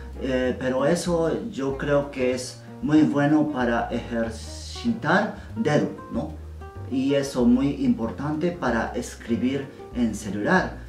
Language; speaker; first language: Spanish; non-native, learner; Japanese